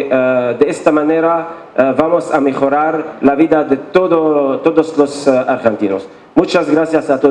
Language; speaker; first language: Spanish; non-native, fluent; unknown